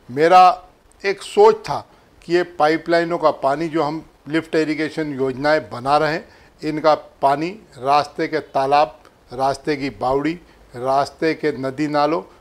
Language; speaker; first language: Hindi; native; Hindi